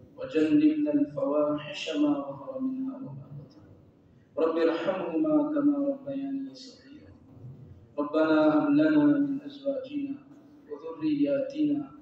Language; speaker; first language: Arabic; non-native, fluent; Urdu